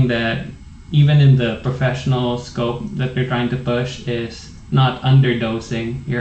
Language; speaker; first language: English; non-native, local second language; Filipino